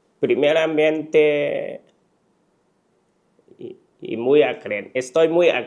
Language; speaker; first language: Spanish; non-native, learner; Chinese